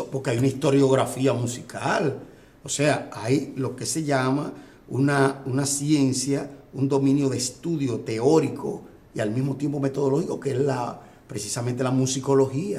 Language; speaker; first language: Spanish; native; Spanish